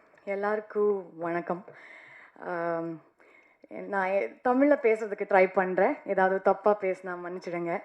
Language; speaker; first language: Tamil; non-native, learner; Kannada